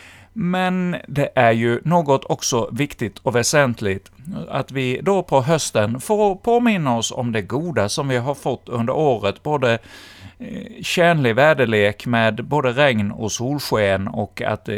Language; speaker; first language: Swedish; native; Swedish